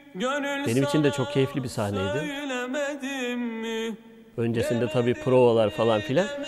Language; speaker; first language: Turkish; native; Turkish